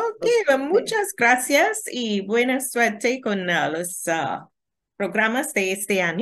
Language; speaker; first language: Spanish; non-native, learner; English